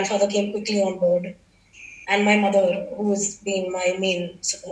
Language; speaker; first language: English; non-native, local second language; Gujarati